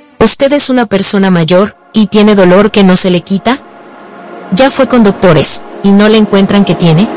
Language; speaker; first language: Spanish; native; Spanish